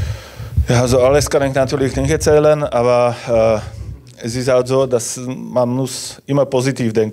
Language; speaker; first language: German; non-native, fluent; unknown